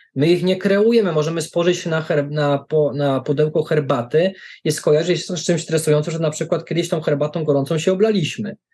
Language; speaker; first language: Polish; native; Polish